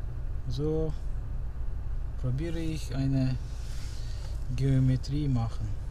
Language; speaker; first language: German; non-native, learner; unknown